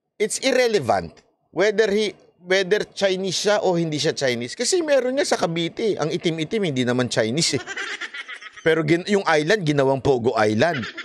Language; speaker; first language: Filipino; native; Filipino